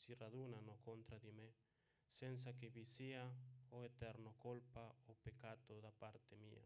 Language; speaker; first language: Italian; non-native, fluent; Spanish